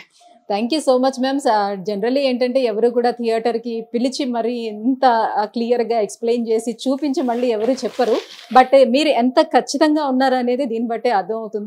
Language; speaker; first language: Telugu; native; Telugu